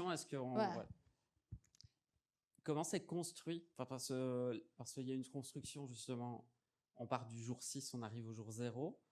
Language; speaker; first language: French; native; French